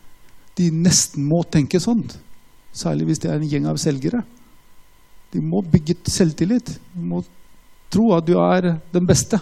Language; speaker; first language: Norwegian; non-native, fluent; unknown